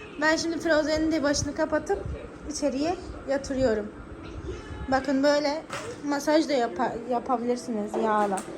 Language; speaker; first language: Turkish; native; Turkish